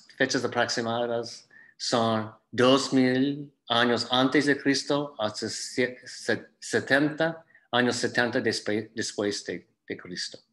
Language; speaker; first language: Spanish; non-native, fluent; English